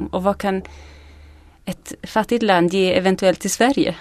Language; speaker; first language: Swedish; native; Swedish